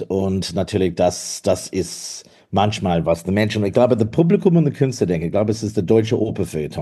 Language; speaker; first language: German; non-native, fluent; English